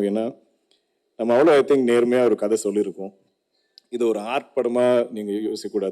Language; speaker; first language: Tamil; non-native, local second language; Malayalam